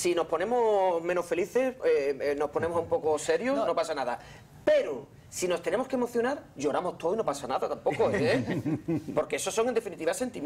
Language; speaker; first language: Spanish; native; Spanish